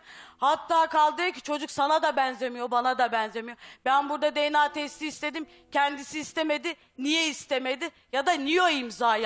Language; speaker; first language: Turkish; native; Turkish